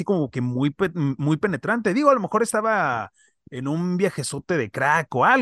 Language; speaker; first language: Spanish; native; Spanish